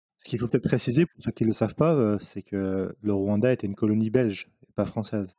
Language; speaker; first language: French; native; French